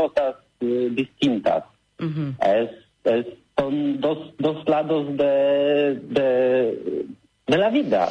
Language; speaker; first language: Spanish; non-native, learner; Polish